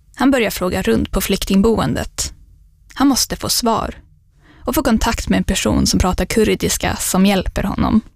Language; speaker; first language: Swedish; native; Swedish